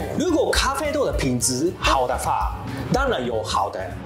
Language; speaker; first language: Chinese; non-native, learner; Japanese